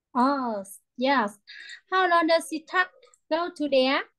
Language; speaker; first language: English; non-native, fluent; Vietnamese